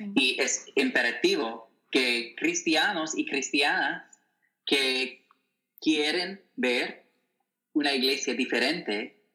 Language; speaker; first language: Spanish; non-native, fluent; English